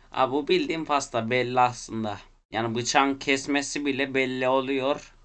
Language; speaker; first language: Turkish; native; Turkish